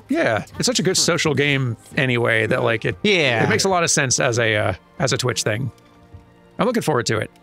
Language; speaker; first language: English; native; English